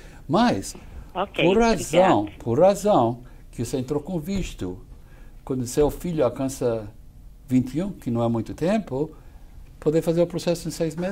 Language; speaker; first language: Portuguese; non-native, fluent; English